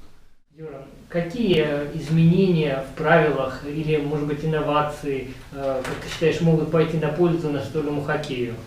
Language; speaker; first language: Russian; native; Russian